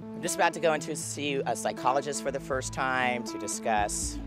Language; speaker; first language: English; native; English